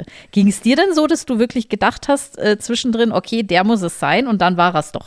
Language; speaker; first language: German; native; German